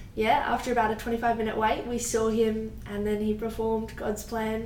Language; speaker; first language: English; native; English